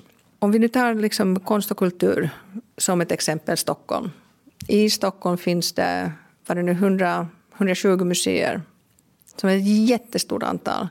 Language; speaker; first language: Swedish; non-native, local second language; Finnish